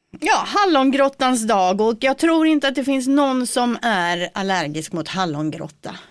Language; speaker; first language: Swedish; native; Swedish